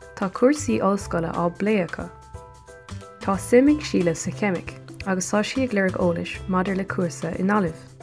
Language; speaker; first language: Irish; non-native, local second language; English